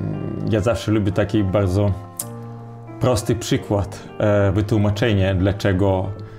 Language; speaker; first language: Polish; non-native, fluent; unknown